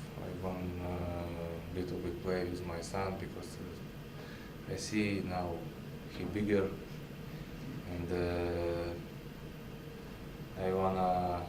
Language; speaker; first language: English; non-native, learner; Russian